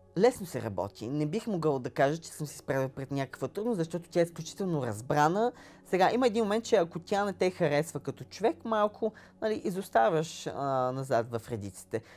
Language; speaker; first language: Bulgarian; native; Bulgarian